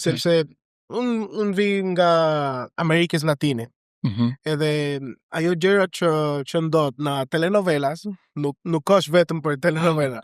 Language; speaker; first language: Albanian; non-native, learner; Spanish